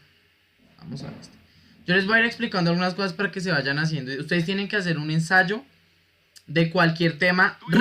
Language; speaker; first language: Spanish; native; Spanish